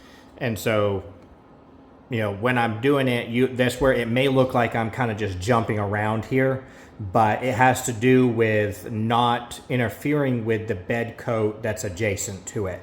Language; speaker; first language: English; native; English